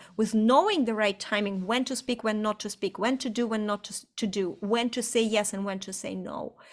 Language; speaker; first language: English; non-native, fluent; Estonian